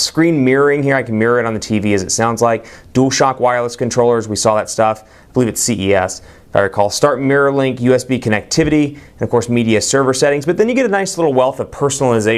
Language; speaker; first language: English; native; English